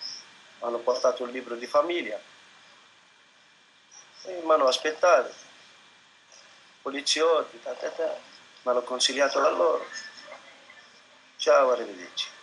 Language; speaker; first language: Italian; non-native, fluent; Arabic